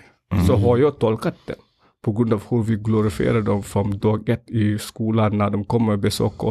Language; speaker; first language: Swedish; non-native, fluent; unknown